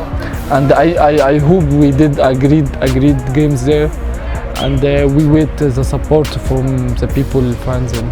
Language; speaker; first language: English; non-native, learner; Arabic